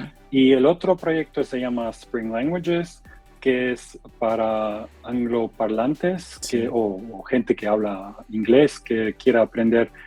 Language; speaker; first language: Spanish; non-native, fluent; German